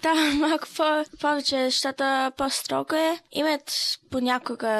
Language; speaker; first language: Bulgarian; early bilingual, heritage; Bulgarian